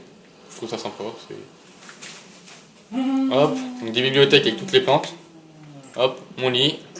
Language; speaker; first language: French; native; French